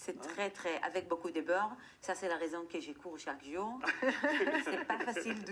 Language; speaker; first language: French; non-native, fluent; Hebrew